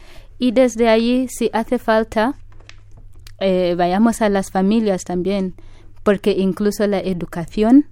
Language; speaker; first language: Spanish; non-native, fluent; Ganda